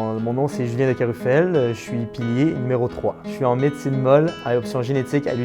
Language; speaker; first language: French; native; French